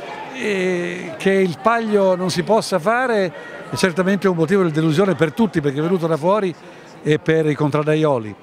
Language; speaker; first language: Italian; native; Italian